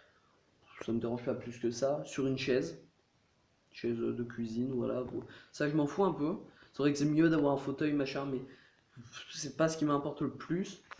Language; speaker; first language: French; native; French